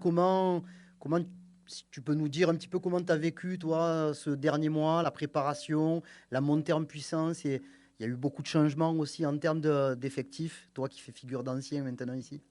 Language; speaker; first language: French; native; French